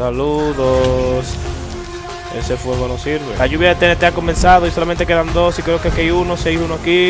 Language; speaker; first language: Spanish; native; Spanish